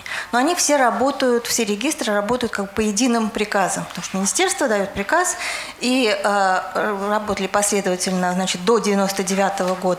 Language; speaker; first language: Russian; native; Russian